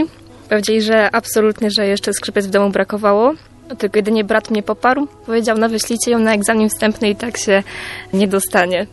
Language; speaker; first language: Polish; native; Polish